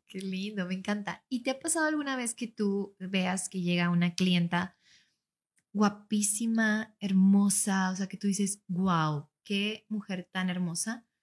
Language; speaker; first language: Spanish; native; Spanish